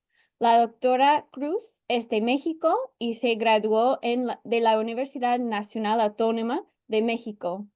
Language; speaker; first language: Spanish; non-native, fluent; English